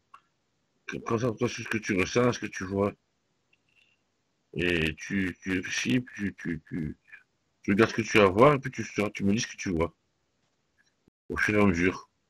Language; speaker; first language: French; native; French